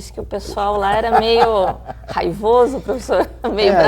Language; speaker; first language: Portuguese; native; Portuguese